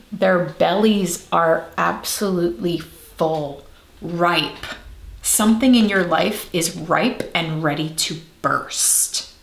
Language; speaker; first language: English; native; English